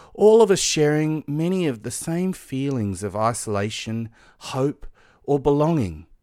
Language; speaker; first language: English; native; English